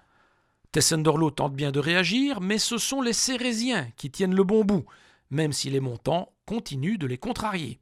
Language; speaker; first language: French; native; French